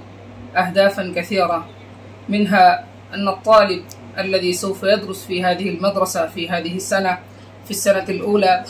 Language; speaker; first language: Arabic; non-native, fluent; Bangla